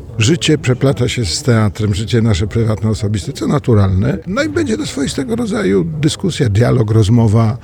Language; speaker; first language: Polish; native; Polish